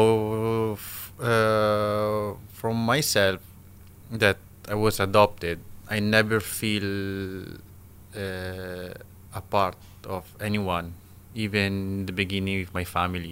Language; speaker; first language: English; non-native, learner; Italian